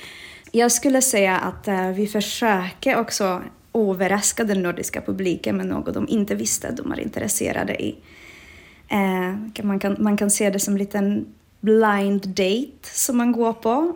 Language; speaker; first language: Swedish; non-native, fluent; Czech